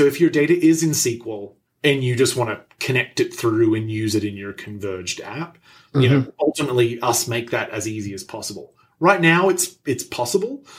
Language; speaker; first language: English; native; English